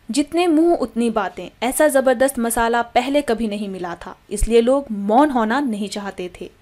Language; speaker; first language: Hindi; native; Hindi